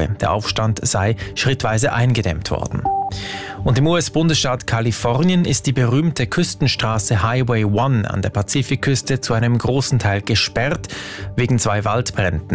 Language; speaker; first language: German; native; German